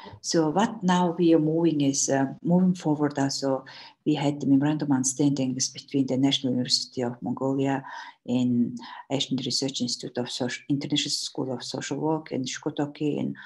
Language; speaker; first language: English; non-native, learner; Mongolian